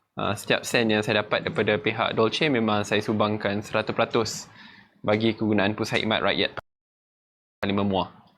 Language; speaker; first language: Malay; native; Malay